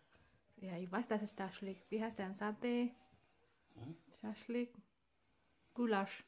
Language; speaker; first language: German; non-native, learner; Indonesian